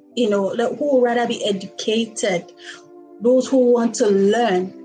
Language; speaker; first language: English; non-native, local second language; Igbo